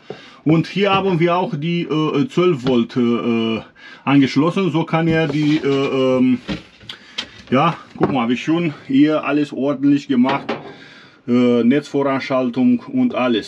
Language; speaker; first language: German; non-native, learner; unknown